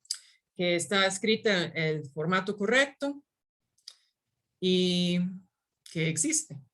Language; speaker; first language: Spanish; non-native, fluent; English